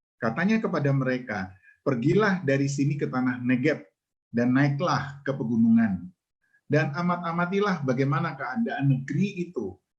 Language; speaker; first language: Indonesian; native; Indonesian